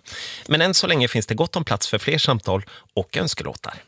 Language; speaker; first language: Swedish; native; Swedish